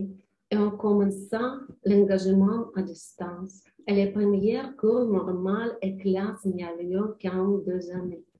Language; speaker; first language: French; non-native, learner; Ukrainian